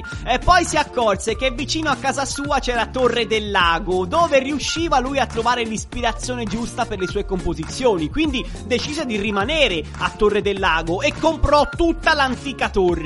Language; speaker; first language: Italian; native; Italian